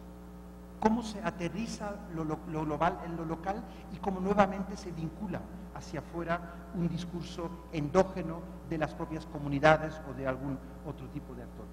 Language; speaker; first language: Spanish; non-native, fluent; German